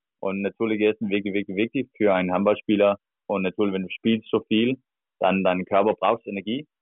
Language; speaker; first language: German; non-native, learner; Danish